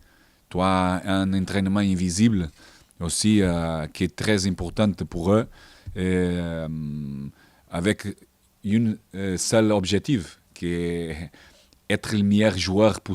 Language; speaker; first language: French; non-native, learner; Portuguese